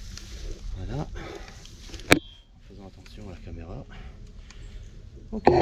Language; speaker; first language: French; native; French